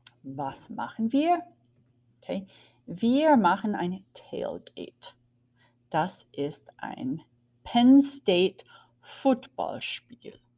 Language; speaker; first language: German; non-native, fluent; English